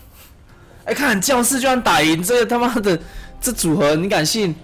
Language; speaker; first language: Chinese; native; Chinese